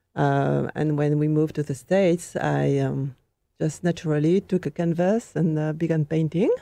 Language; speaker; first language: English; non-native, fluent; French